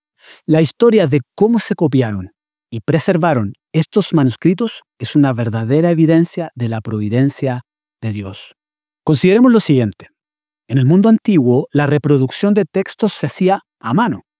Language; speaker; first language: Spanish; native; Spanish